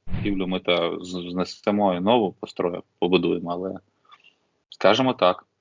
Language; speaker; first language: Ukrainian; non-native, local second language; Russian